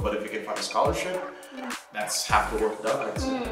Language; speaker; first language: English; non-native, fluent; Indonesian